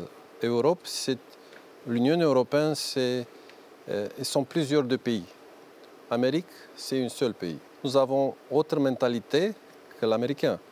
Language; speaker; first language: French; non-native, fluent; Romanian